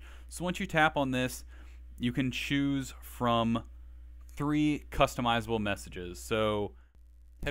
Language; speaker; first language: English; native; English